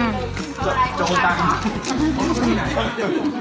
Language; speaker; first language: Thai; native; Thai